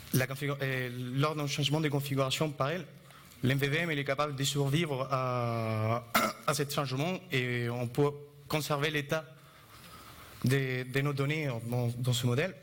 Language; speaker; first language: French; non-native, fluent; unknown